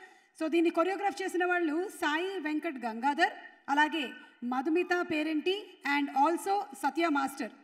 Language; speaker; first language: Telugu; native; Telugu